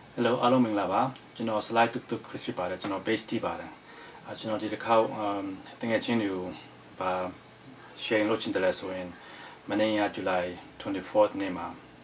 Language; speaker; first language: Burmese; non-native, local second language; Hakha Chin